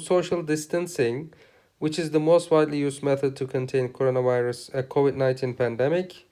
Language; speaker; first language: English; non-native, fluent; Turkish